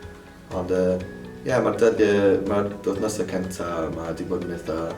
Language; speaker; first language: Welsh; non-native, local second language; English